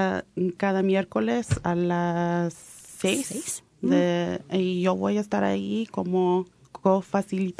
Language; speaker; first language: Spanish; early bilingual, heritage; Spanish